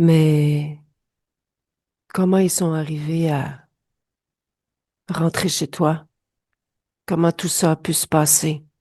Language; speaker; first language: French; native; French